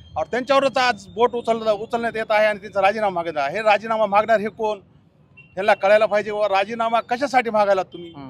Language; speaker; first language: Marathi; non-native, local second language; Urdu